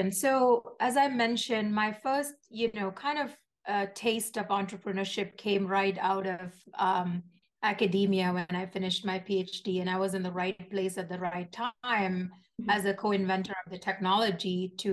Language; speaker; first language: English; non-native, local second language; Malayalam